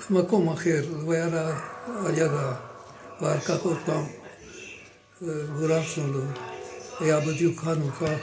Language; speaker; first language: Hebrew; non-native, fluent; Romanian